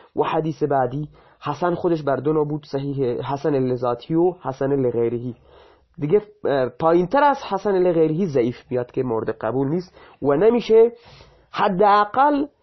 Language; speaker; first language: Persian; non-native, local second language; Baluchi